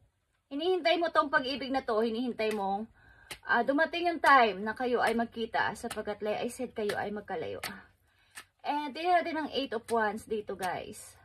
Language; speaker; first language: Filipino; native; Filipino